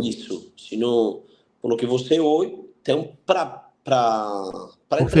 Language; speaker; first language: Portuguese; non-native, fluent; Spanish